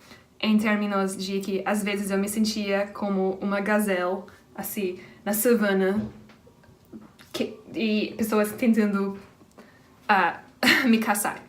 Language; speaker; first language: Portuguese; non-native, fluent; English